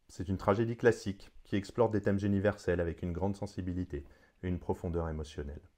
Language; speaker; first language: French; native; French